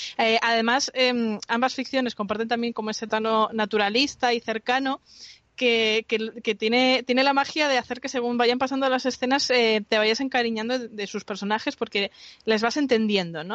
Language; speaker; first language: Spanish; native; Spanish